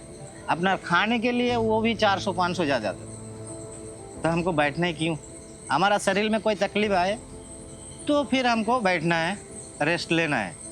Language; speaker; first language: Hindi; non-native, local second language; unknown